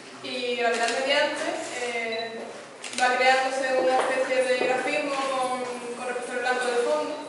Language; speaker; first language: Spanish; native; Spanish